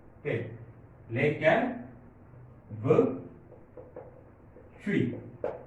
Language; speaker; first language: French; non-native, fluent; Tamil